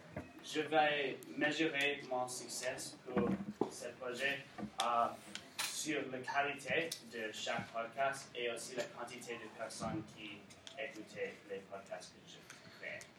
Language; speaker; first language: French; non-native, learner; English